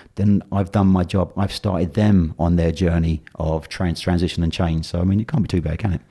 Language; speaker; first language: English; native; English